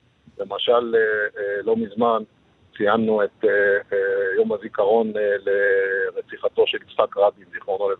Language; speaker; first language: Hebrew; native; Hebrew